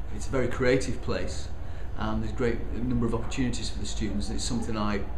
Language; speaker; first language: English; native; English